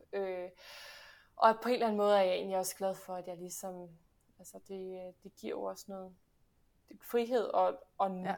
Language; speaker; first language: Danish; early bilingual, heritage; Danish